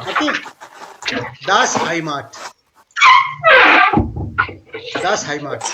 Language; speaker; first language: German; non-native, learner; Hindi